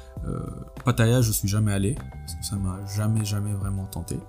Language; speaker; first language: French; non-native, local second language; Wolof